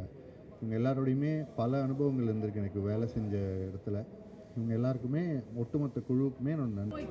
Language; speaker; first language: Tamil; native; Tamil